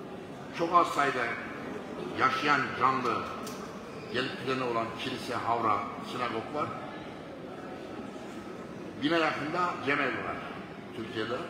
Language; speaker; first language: Turkish; native; Turkish